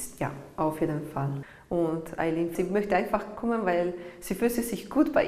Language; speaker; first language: German; non-native, learner; Italian